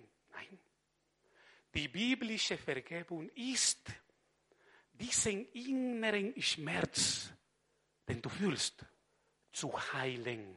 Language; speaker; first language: German; non-native, fluent; Spanish